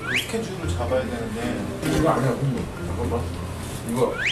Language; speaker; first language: Korean; native; Korean